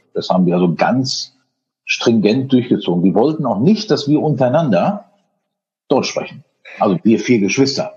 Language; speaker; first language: German; early bilingual, other home language; Spanish